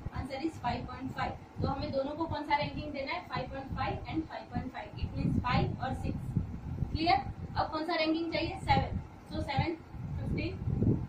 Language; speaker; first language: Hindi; non-native, local second language; Gujarati